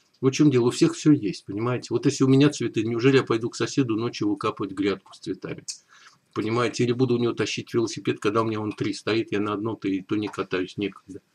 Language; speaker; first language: Russian; native; Russian